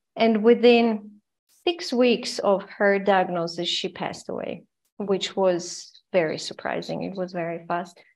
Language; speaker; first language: English; non-native, fluent; Croatian